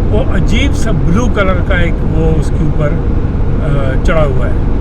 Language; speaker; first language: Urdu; non-native, local second language; Punjabi